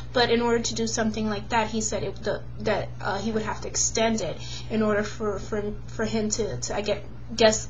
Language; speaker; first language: English; native; English